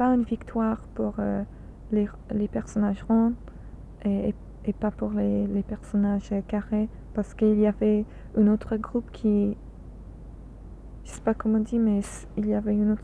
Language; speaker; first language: French; non-native, learner; English